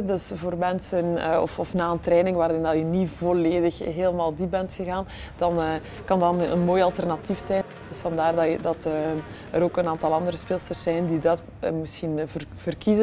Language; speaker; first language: Dutch; native; Dutch